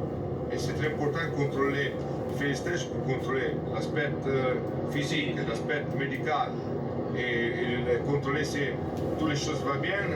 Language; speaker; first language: French; non-native, learner; Italian